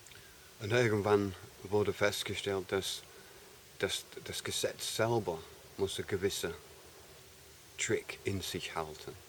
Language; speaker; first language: German; non-native, fluent; English